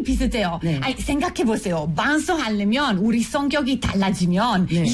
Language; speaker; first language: Korean; non-native, fluent; Italian